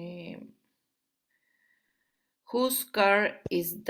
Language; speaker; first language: English; non-native, learner; Spanish